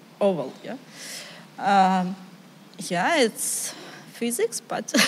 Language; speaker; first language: English; non-native, learner; Ukrainian